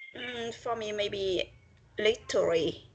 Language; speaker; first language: English; non-native, learner; Vietnamese